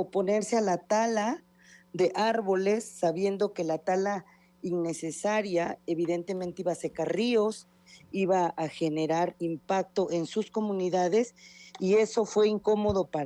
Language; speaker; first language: Spanish; native; Spanish